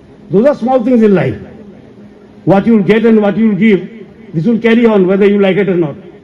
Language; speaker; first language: English; non-native, local second language; Bangla